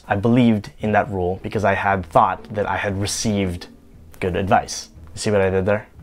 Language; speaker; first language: English; native; English